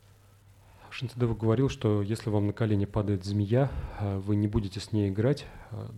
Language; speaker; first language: Russian; native; Russian